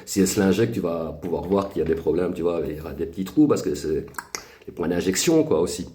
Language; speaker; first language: French; native; French